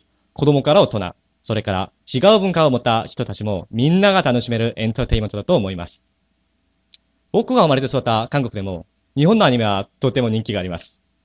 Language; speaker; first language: Japanese; non-native, fluent; Korean